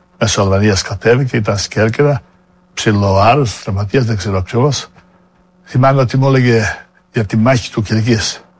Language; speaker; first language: Greek; non-native, fluent; Serbian